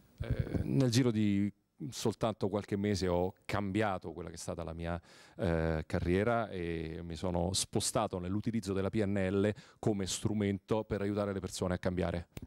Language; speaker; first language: Italian; native; Italian